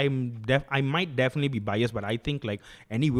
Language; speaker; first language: English; non-native, local second language; Tamil